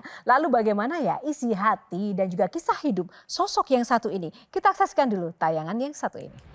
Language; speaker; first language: Indonesian; native; Indonesian